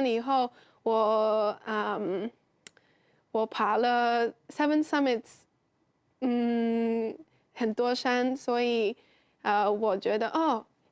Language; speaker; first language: Chinese; non-native, fluent; Japanese